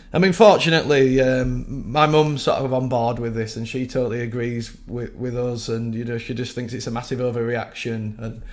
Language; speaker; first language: English; native; English